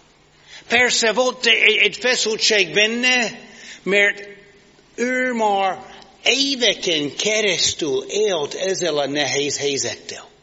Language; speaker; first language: Hungarian; non-native, fluent; English